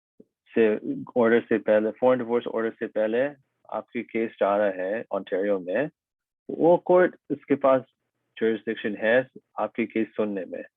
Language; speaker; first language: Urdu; early bilingual, heritage; Urdu